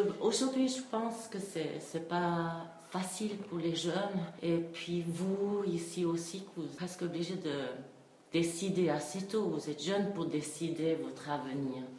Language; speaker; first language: French; non-native, fluent; English